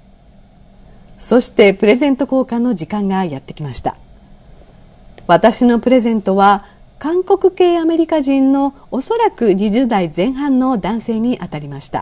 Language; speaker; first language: Japanese; native; Japanese